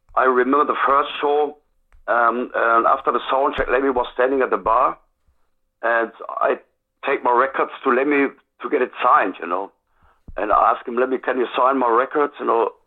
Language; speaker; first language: English; non-native, fluent; German